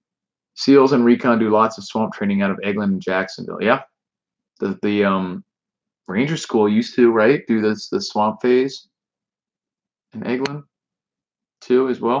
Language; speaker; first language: English; native; English